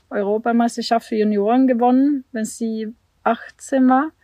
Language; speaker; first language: German; non-native, fluent; Swedish